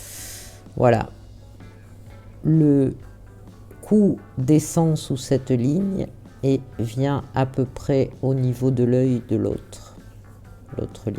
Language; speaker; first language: French; native; French